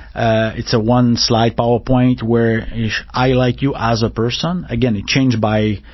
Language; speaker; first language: English; non-native, fluent; French